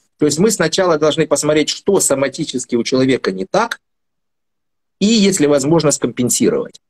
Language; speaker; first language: Russian; native; Russian